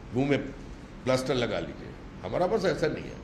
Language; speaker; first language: Hindi; non-native, local second language; Bangla